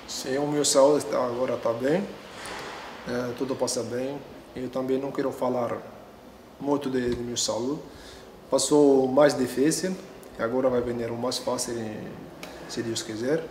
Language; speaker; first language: Portuguese; non-native, learner; Arabic